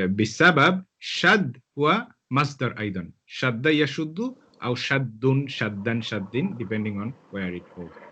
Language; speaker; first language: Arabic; non-native, fluent; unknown